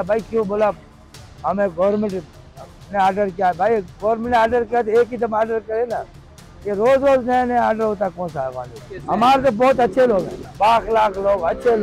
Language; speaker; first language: Hindi; non-native, local second language; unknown